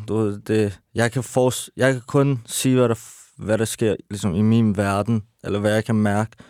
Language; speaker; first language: Danish; early bilingual, other home language; Persian